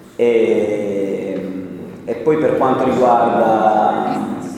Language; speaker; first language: Italian; non-native, fluent; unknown